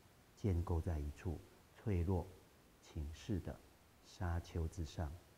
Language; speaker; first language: Chinese; native; Chinese